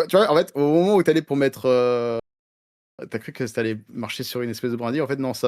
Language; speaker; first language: French; native; French